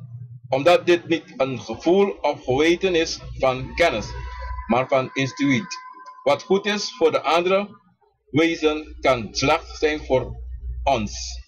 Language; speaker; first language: Dutch; non-native, local second language; Sranan Tongo